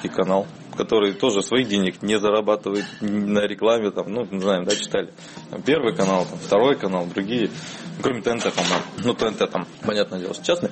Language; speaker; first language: Russian; native; Russian